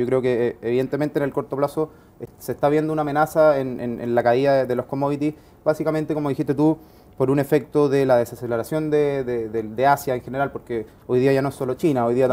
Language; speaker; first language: Spanish; native; Spanish